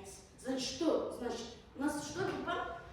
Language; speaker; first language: Russian; non-native, local second language; Kyrgyz